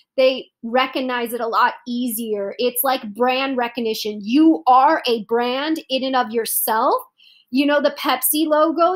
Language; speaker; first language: English; native; English